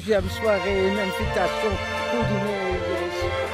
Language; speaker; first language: French; non-native, learner; Dutch